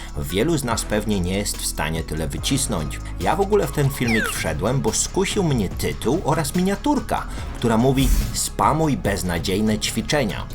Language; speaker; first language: Polish; native; Polish